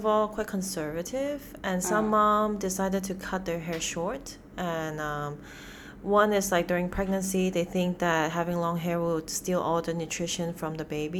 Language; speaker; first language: English; non-native, local second language; Cantonese